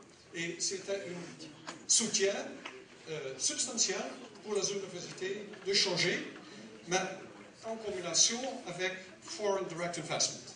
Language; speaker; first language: French; non-native, learner; Dutch